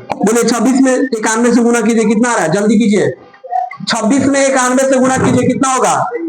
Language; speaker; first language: Hindi; native; Hindi